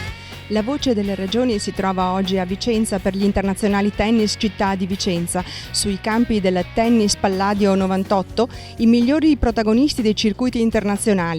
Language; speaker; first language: Italian; native; Italian